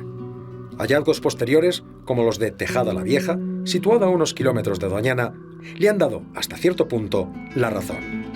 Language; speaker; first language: Spanish; native; Spanish